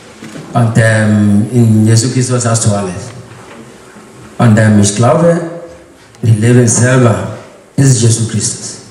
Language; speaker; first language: German; non-native, learner; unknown